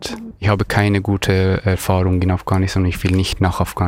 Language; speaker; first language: German; non-native, learner; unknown